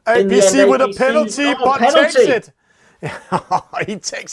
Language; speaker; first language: English; non-native, fluent; Danish